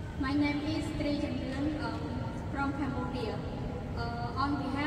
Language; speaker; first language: English; non-native, learner; Khmer